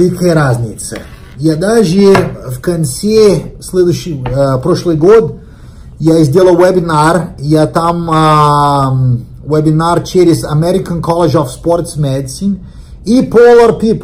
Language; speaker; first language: Russian; non-native, learner; Portuguese